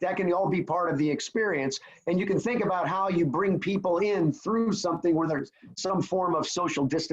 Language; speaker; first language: English; native; English